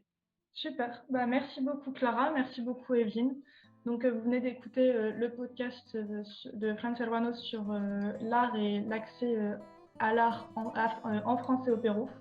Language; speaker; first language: French; native; French